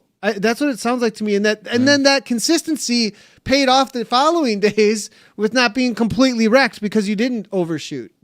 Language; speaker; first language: English; native; English